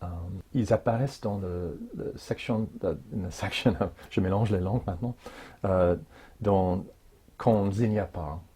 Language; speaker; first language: French; non-native, fluent; English